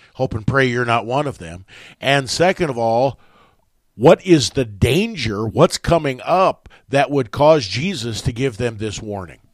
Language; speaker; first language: English; native; English